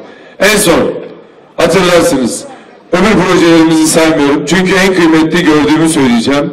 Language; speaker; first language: Turkish; native; Turkish